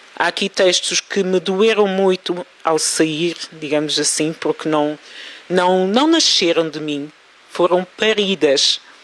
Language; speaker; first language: Portuguese; early bilingual, other home language; Kabuverdianu